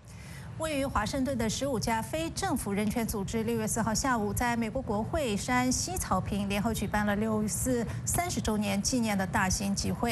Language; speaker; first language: Chinese; native; Chinese